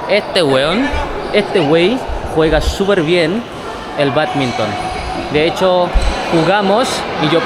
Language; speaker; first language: Spanish; non-native, fluent; Indonesian